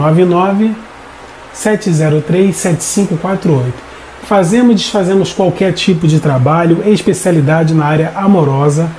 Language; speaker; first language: Portuguese; native; Portuguese